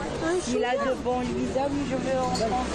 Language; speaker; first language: French; non-native, local second language; German